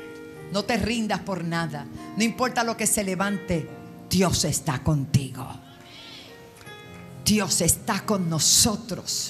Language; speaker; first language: Spanish; native; Spanish